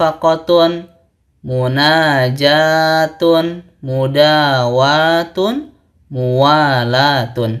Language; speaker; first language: Arabic; non-native, fluent; Indonesian